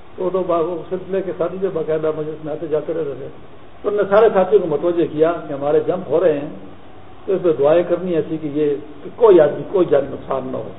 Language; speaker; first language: Urdu; non-native, local second language; Pashto